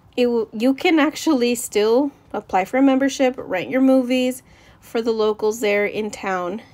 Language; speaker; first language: English; native; English